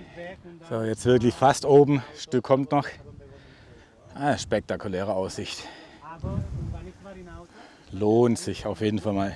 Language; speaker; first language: German; native; German